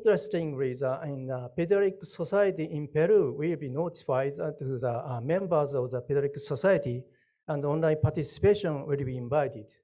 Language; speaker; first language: English; non-native, learner; Japanese